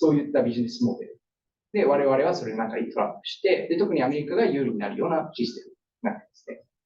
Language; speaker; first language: Japanese; native; Japanese